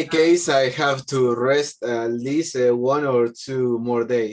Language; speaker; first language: English; non-native, learner; Spanish